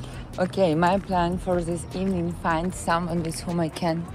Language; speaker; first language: English; non-native, learner; Russian